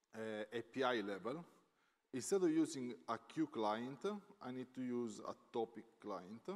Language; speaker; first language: English; non-native, fluent; Italian